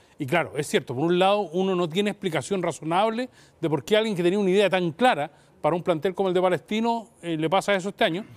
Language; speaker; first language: Spanish; native; Spanish